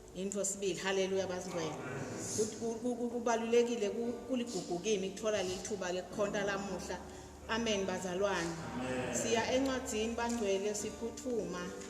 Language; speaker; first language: Zulu; non-native, local second language; Swati